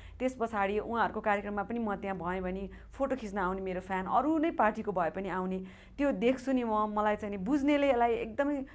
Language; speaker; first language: Nepali; native; Nepali